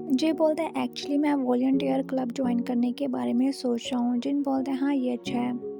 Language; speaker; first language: Hindi; native; Hindi